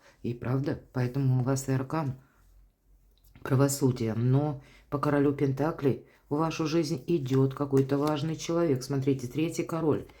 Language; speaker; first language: Russian; native; Russian